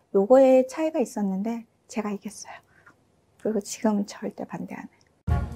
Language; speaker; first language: Korean; native; Korean